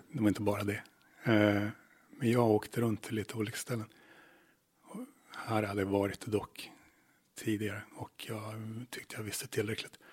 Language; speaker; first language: Swedish; native; Swedish